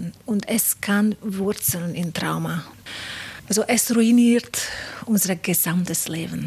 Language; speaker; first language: German; non-native, fluent; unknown